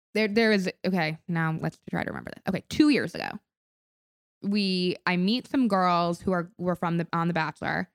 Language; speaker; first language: English; native; English